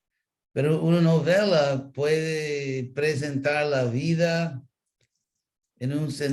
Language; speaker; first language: Spanish; non-native, fluent; English